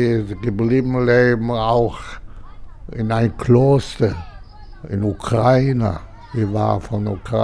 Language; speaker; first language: German; non-native, fluent; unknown